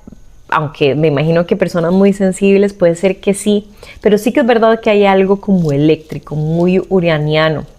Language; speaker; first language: Spanish; native; Spanish